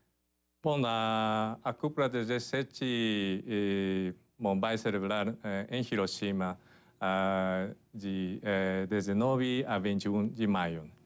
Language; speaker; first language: Portuguese; non-native, fluent; Japanese